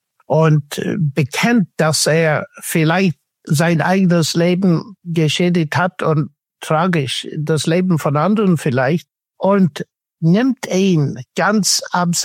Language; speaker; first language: German; non-native, fluent; English